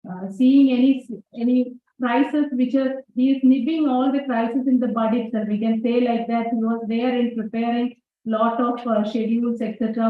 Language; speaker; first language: English; non-native, local second language; Malayalam